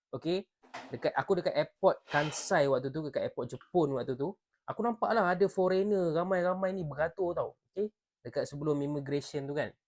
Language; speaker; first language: Malay; native; Malay